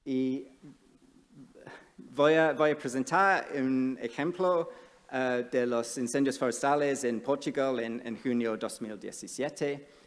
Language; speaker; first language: Spanish; non-native, fluent; English